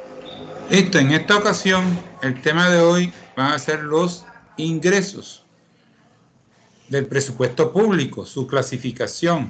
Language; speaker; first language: Spanish; native; Spanish